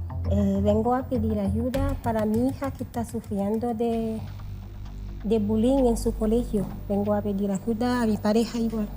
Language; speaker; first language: Spanish; non-native, learner; Haitian Creole